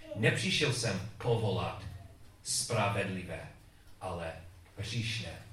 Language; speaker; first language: Czech; non-native, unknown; English